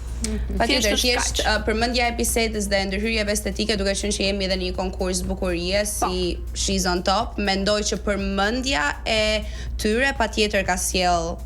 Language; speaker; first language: Albanian; native; Albanian